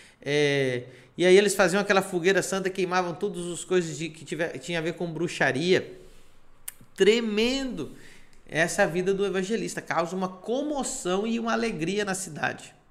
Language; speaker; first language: Portuguese; non-native, fluent; Spanish